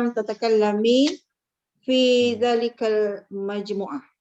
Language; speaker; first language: Arabic; non-native, learner; Malay